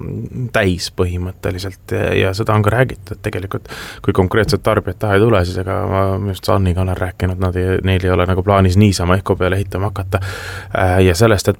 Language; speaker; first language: Estonian; native; Estonian